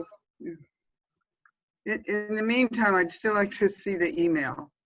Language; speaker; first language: English; native; English